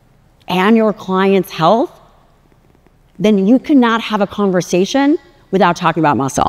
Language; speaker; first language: English; native; English